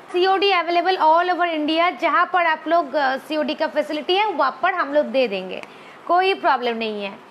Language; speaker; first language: Hindi; non-native, local second language; Bangla